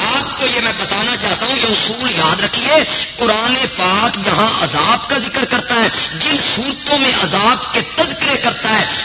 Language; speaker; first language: Urdu; non-native, local second language; Punjabi